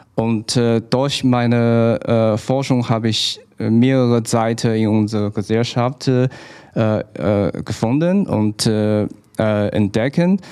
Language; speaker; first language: German; non-native, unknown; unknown